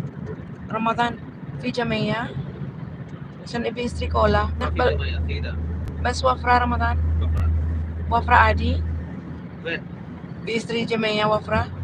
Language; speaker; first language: Arabic; non-native, learner; Hiligaynon